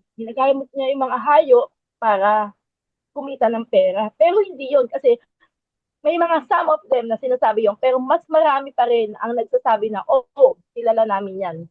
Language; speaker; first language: Filipino; native; Filipino